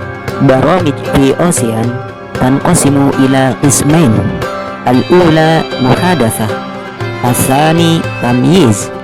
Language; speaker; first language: Arabic; non-native, learner; Indonesian